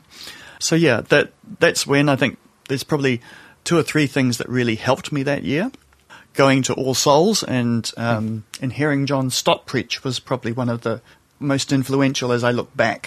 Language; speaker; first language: English; native; English